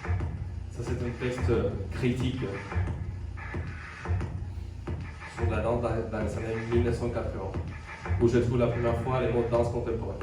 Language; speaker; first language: French; non-native, fluent; Spanish